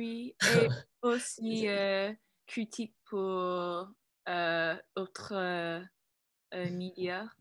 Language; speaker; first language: French; non-native, learner; English